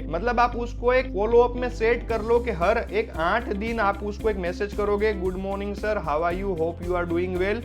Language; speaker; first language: Hindi; non-native, local second language; Gujarati